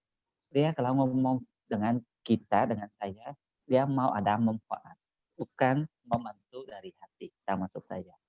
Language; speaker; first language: Indonesian; non-native, learner; Khmer